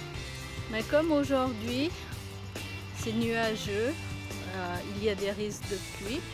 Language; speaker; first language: French; non-native, fluent; Bangla